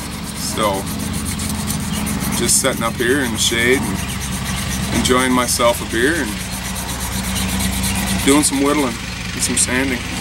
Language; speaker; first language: English; native; English